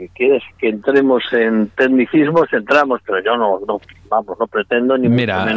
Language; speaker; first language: Spanish; native; Spanish